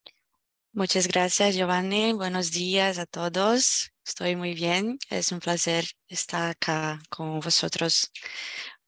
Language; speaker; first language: Spanish; non-native, fluent; Portuguese